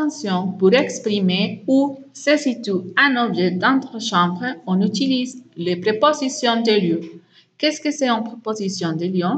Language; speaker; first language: French; non-native, fluent; Spanish